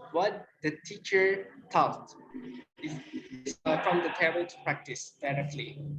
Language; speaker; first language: English; non-native, learner; Indonesian